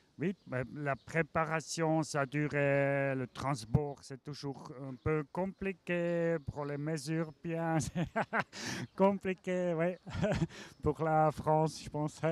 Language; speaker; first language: French; non-native, learner; German